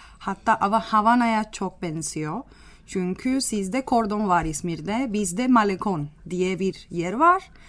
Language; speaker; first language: Turkish; non-native, fluent; Spanish